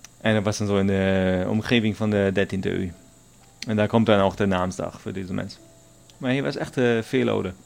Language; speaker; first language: Dutch; non-native, learner; German